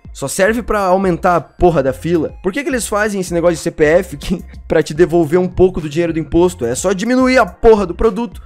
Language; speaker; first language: Portuguese; native; Portuguese